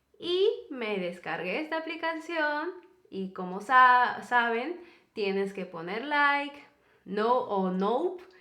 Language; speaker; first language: Spanish; native; Spanish